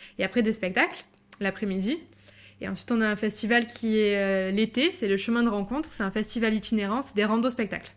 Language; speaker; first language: French; native; French